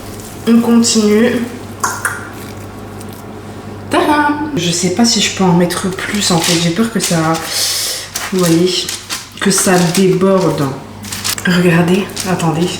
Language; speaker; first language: French; native; French